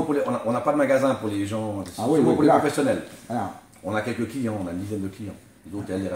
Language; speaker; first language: French; native; French